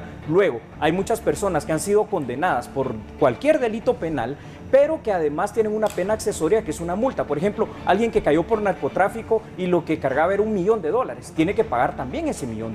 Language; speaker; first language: Spanish; native; Spanish